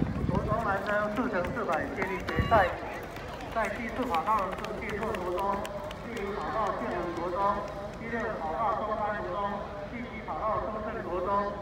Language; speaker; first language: Chinese; native; Chinese